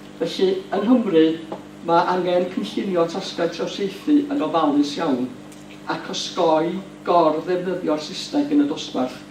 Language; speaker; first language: Welsh; native; Welsh